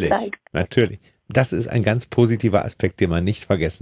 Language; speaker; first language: German; native; German